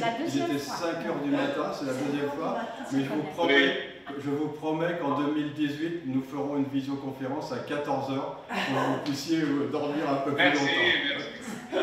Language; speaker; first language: French; native; French